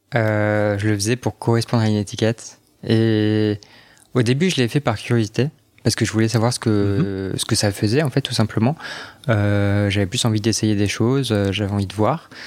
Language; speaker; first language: French; native; French